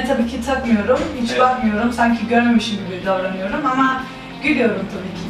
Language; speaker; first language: Turkish; early bilingual, heritage; Turkish